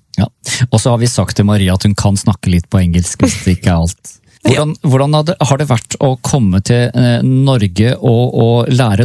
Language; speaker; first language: Norwegian; native; Norwegian